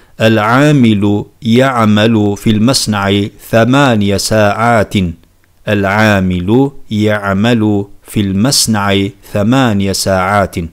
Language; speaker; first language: Arabic; non-native, fluent; Turkish